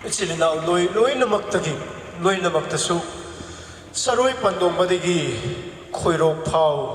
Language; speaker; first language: Manipuri; non-native, local second language; Thado Chin